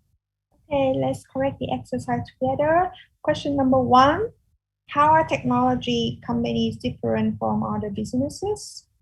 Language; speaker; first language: English; non-native, fluent; Vietnamese